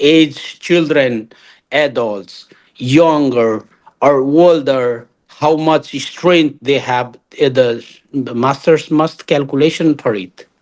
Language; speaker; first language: English; non-native, learner; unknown